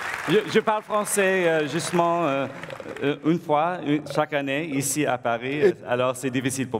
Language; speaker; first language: French; non-native, learner; English